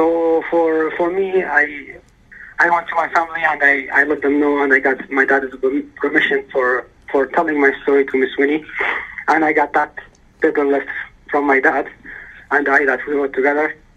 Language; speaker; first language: English; early bilingual, other home language; Arabic